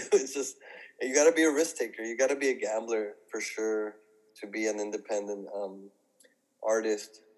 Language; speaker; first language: English; native; English